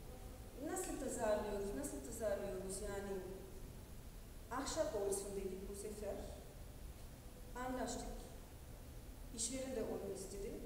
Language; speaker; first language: Turkish; non-native, fluent; German